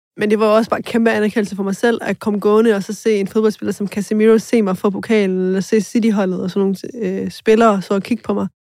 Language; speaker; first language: Danish; early bilingual, other home language; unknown